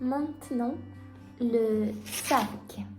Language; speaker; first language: French; non-native, learner; Russian